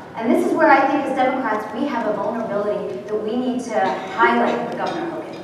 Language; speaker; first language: English; native; English